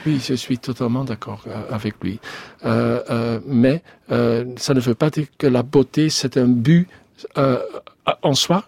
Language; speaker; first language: French; non-native, learner; Dutch